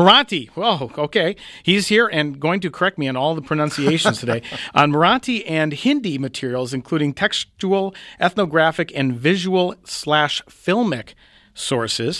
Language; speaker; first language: English; native; English